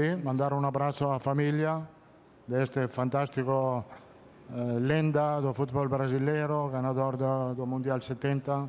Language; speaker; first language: Portuguese; non-native, fluent; Italian